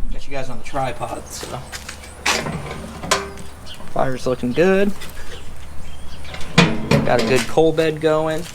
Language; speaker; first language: English; native; English